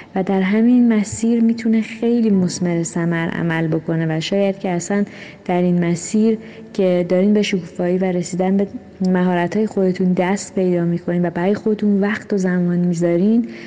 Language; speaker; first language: Persian; native; Persian